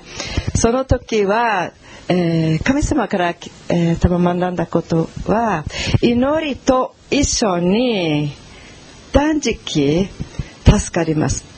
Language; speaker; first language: Japanese; non-native, fluent; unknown